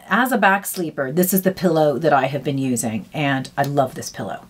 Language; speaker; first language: English; native; English